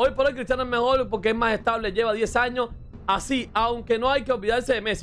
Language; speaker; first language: Spanish; native; Spanish